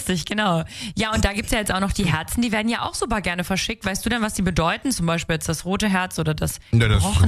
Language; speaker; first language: German; native; German